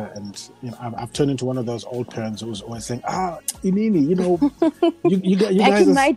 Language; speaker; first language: English; non-native, local second language; Shona